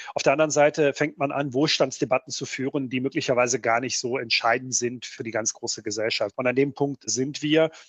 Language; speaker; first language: German; early bilingual, other home language; Bosnian